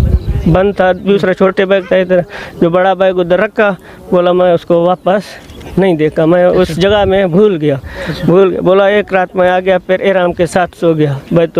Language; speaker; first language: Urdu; non-native, local second language; Baluchi